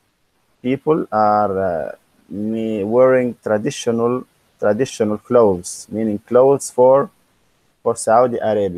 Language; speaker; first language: English; non-native, fluent; Arabic